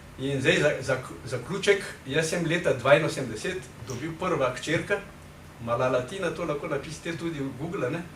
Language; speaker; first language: Slovenian; non-native, fluent; Malagasy